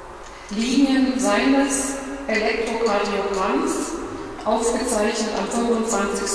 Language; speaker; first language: German; native; German